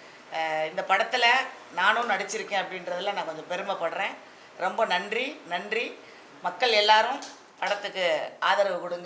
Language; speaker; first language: Tamil; native; Tamil